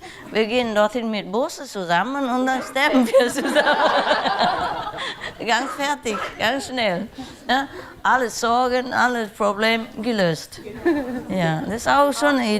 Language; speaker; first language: German; non-native, learner; Vietnamese